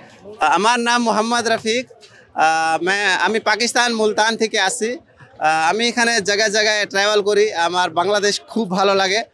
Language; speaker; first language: Bangla; non-native, fluent; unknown